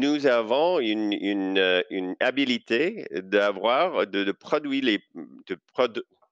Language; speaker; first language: French; non-native, local second language; English